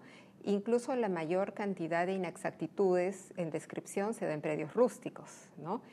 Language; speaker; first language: Spanish; native; Spanish